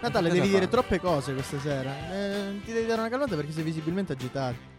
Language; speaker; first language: Italian; native; Italian